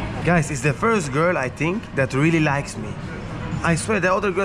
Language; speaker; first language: English; non-native, fluent; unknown